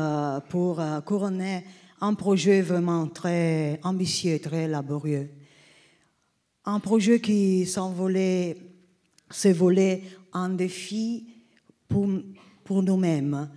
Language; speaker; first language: French; non-native, learner; Italian